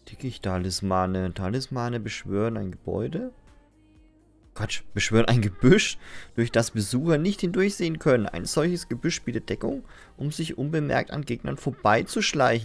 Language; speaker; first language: German; native; German